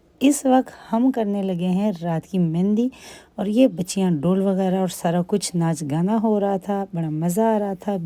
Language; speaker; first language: Urdu; non-native, local second language; Pashto